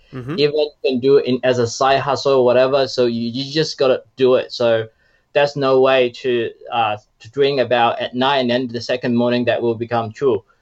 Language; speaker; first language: English; non-native, fluent; Chinese